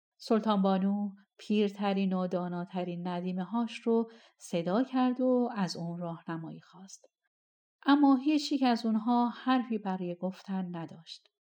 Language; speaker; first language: Persian; native; Persian